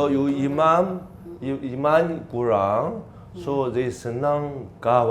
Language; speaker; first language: Indonesian; non-native, learner; Chinese